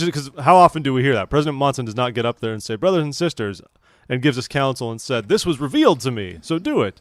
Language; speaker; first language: English; native; English